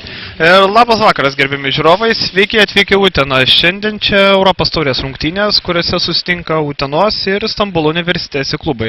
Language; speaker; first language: Lithuanian; native; Lithuanian